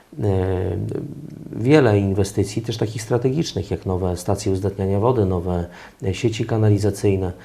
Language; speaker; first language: Polish; native; Polish